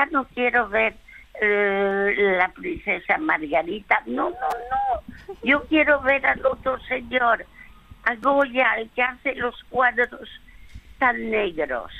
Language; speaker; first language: Spanish; early bilingual, other home language; French